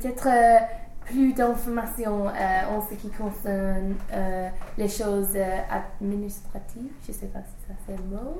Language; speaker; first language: French; non-native, fluent; English